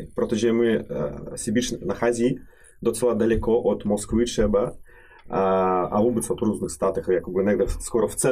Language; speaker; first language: Czech; non-native, fluent; Russian